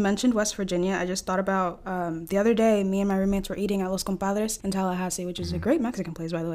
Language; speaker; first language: English; early bilingual, other home language; Haitian Creole